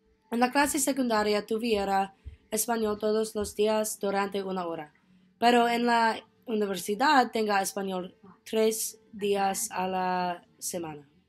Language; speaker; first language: Spanish; non-native, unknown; English